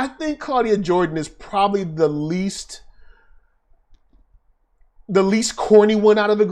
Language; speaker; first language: English; native; English